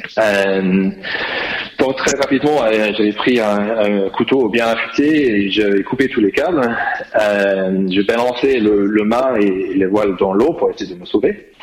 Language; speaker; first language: French; non-native, fluent; English